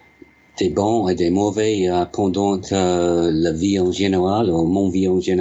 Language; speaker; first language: French; non-native, learner; English